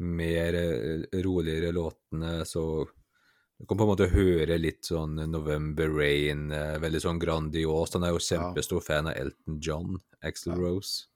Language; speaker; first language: Norwegian; native; Norwegian